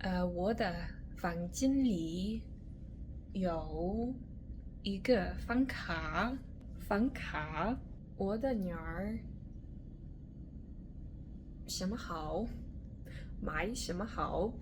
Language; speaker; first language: Chinese; non-native, learner; English